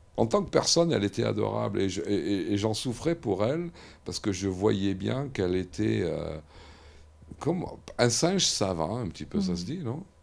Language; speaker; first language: French; native; French